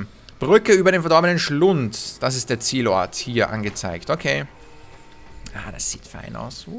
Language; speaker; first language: German; native; German